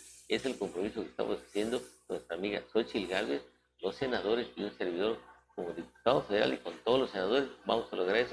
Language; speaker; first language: Spanish; native; Spanish